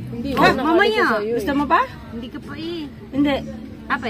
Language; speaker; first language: Filipino; native; Filipino